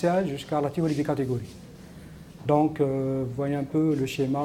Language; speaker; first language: French; non-native, local second language; Arabic